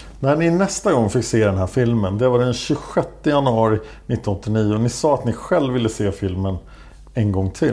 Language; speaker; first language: Swedish; native; Swedish